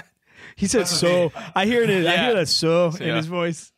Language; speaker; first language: English; native; English